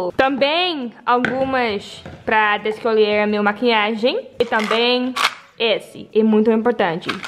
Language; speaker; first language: Portuguese; non-native, learner; Dutch